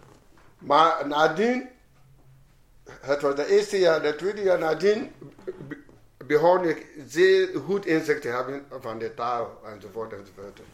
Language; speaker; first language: Dutch; non-native, fluent; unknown